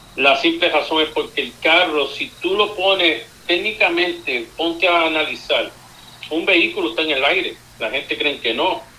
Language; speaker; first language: Spanish; early bilingual, heritage; Spanish